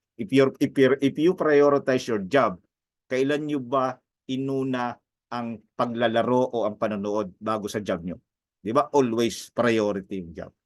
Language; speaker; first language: Filipino; native; Filipino